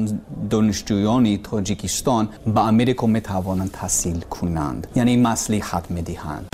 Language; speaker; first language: Persian; non-native, learner; English